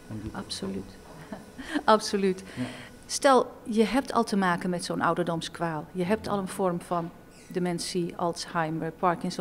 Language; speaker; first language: Dutch; native; Dutch